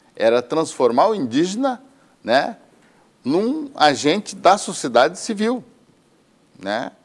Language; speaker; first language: Portuguese; native; Portuguese